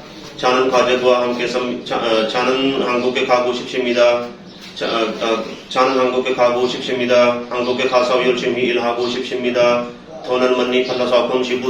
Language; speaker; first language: Korean; non-native, learner; Punjabi